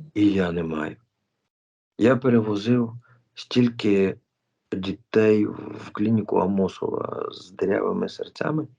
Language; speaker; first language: Ukrainian; native; Ukrainian